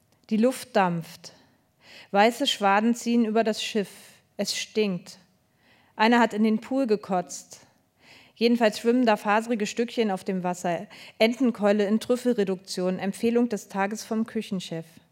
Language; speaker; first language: German; native; German